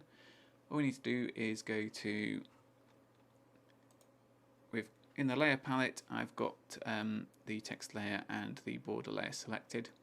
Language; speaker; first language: English; native; English